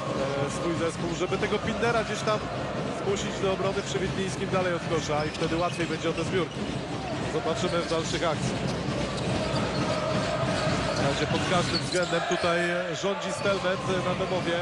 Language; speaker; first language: Polish; native; Polish